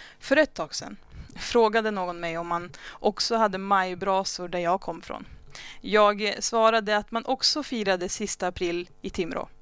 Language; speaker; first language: Swedish; early bilingual, other home language; Spanish